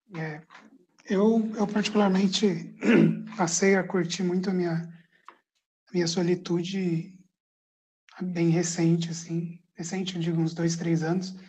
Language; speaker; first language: Portuguese; early bilingual, other home language; Arabic